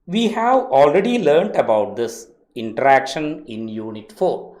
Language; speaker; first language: English; non-native, local second language; Malayalam